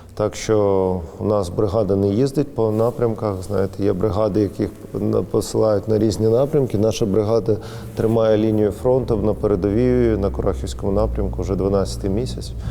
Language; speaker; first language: Ukrainian; non-native, local second language; Russian